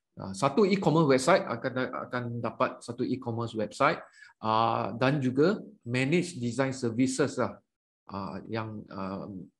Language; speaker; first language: Malay; native; Malay